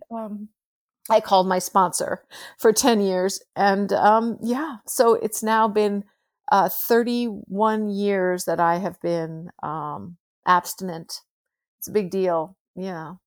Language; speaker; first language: English; native; English